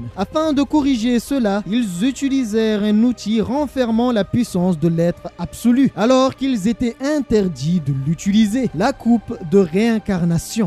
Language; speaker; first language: French; native; French